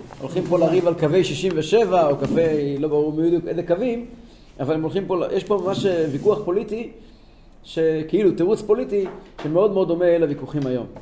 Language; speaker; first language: Hebrew; native; Hebrew